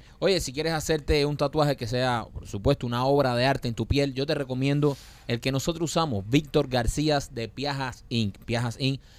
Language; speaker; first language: Spanish; native; Spanish